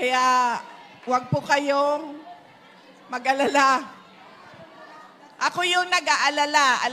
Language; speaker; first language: Filipino; non-native, local second language; Cebuano